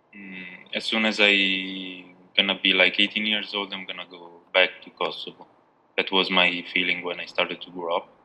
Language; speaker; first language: English; non-native, fluent; Albanian